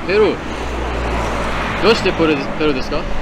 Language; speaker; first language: Japanese; non-native, learner; Khmer